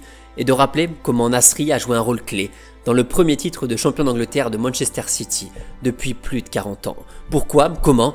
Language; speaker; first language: French; native; French